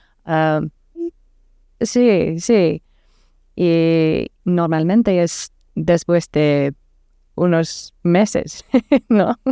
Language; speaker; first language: Spanish; non-native, learner; English